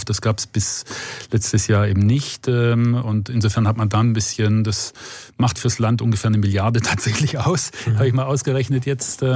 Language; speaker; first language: German; native; German